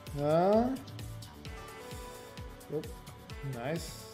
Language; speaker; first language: English; non-native, learner; Portuguese